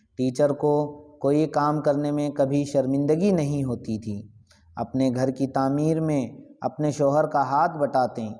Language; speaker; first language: Urdu; native; Urdu